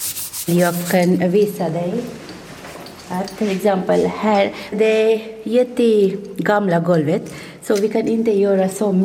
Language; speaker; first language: Swedish; non-native, learner; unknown